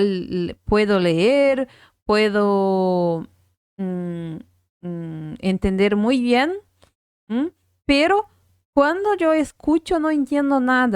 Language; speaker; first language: Spanish; non-native, fluent; Portuguese